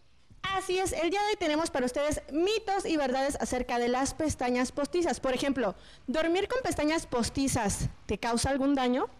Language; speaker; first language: Spanish; native; Spanish